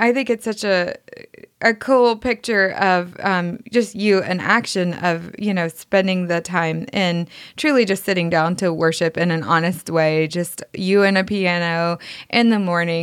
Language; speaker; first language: English; native; English